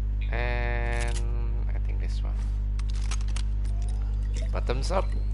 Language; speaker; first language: English; non-native, local second language; Malay